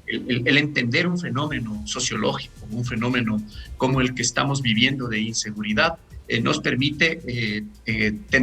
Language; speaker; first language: Spanish; native; Spanish